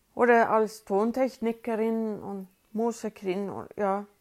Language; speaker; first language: German; non-native, fluent; Swedish